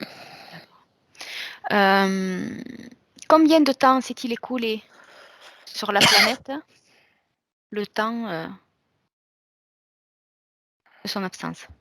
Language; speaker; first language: French; native; French